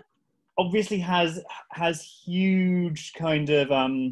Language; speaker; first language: English; native; English